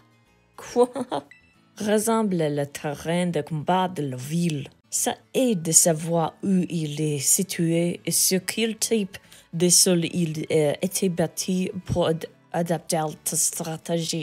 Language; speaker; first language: French; non-native, learner; English